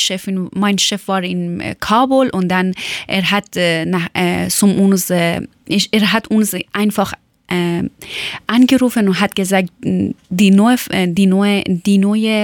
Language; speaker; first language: German; non-native, learner; Persian